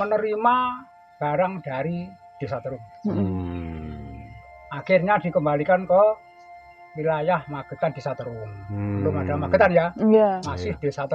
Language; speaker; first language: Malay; non-native, local second language; Javanese